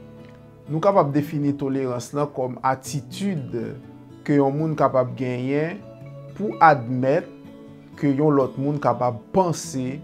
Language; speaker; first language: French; non-native, learner; Haitian Creole